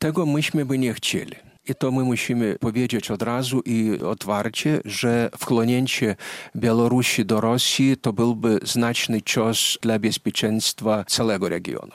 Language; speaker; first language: Polish; non-native, fluent; Lithuanian